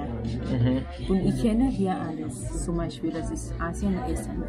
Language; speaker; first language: German; non-native, learner; Thai